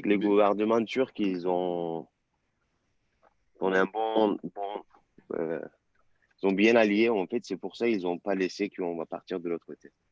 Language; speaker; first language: French; non-native, learner; Turkish